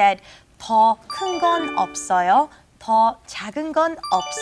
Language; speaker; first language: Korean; non-native, learner; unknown